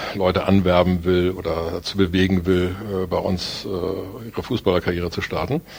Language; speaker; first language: German; native; German